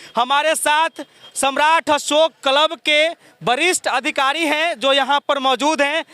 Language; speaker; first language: Hindi; native; Hindi